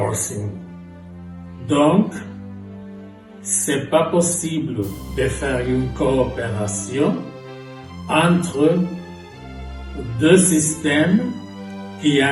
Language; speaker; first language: French; non-native, fluent; Spanish